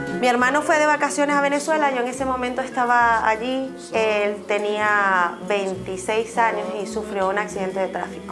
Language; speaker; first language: Spanish; native; Spanish